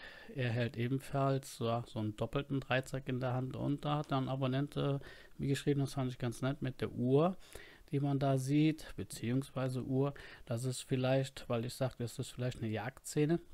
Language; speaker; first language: German; native; German